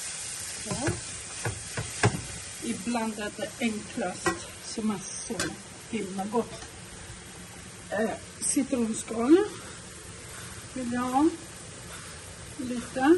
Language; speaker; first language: Swedish; non-native, fluent; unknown